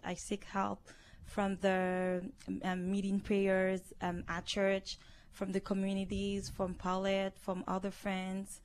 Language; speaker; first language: English; non-native, learner; Haitian Creole